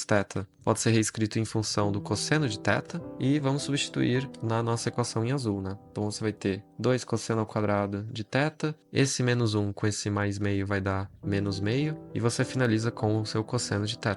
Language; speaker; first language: Portuguese; native; Portuguese